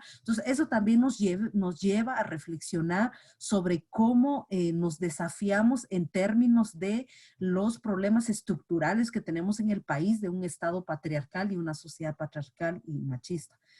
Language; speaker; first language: Spanish; native; Spanish